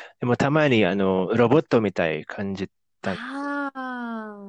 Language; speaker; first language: Japanese; non-native, fluent; Indonesian